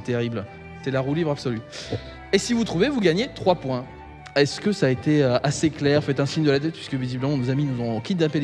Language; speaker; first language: French; native; French